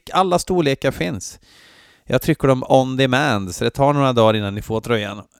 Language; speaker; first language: Swedish; native; Swedish